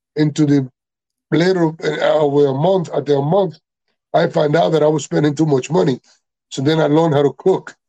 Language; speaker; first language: English; non-native, learner; Spanish